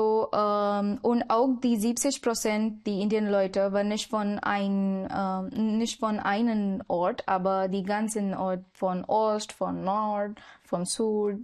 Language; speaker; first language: German; non-native, learner; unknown